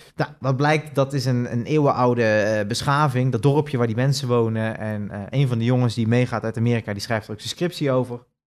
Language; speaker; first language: Dutch; native; Dutch